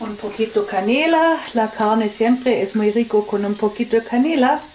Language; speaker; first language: Spanish; non-native, fluent; Swedish